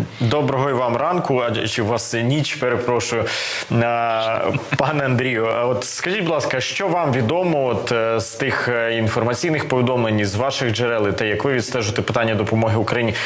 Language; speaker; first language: Ukrainian; native; Ukrainian